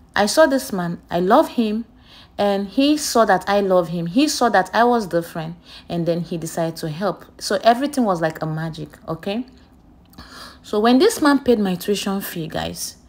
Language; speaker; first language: English; non-native, local second language; Igbo